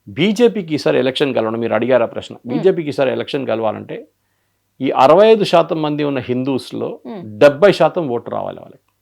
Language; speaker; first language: Telugu; non-native, local second language; Malayalam